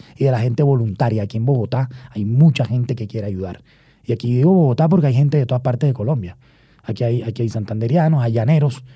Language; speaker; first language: Spanish; native; Spanish